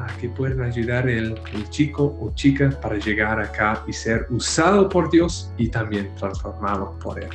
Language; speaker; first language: Spanish; non-native, fluent; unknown